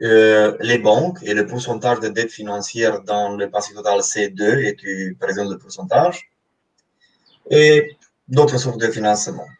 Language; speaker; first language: French; non-native, fluent; Romanian